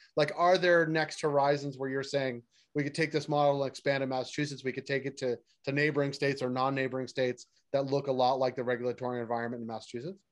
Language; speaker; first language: English; native; English